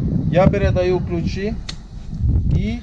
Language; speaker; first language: Russian; non-native, learner; Estonian